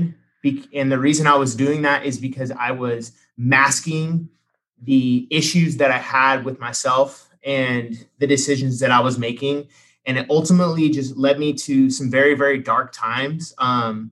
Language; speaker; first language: English; native; English